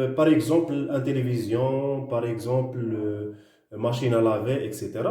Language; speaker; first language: French; non-native, local second language; Arabic